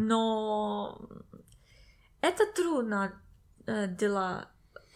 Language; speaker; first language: Russian; non-native, learner; English